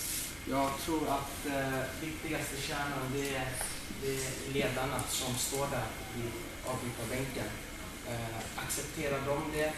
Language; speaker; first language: Swedish; native; Swedish